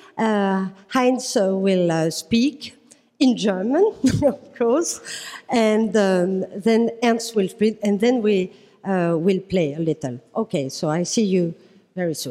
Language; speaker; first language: English; non-native, fluent; French